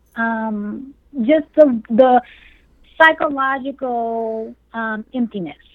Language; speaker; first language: English; native; English